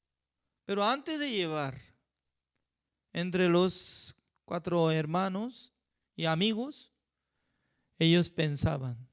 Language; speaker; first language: Spanish; non-native, fluent; Korean